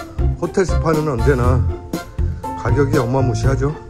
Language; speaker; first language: Korean; native; Korean